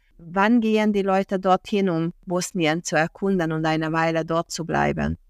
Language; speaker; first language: German; non-native, fluent; Hungarian